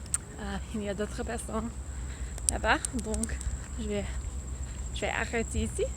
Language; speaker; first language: French; non-native, learner; English